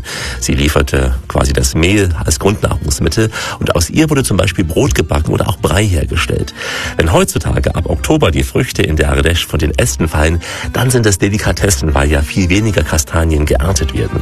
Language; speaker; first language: German; native; German